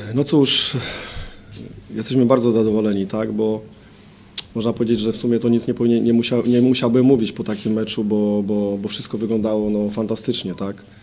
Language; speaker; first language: Polish; native; Polish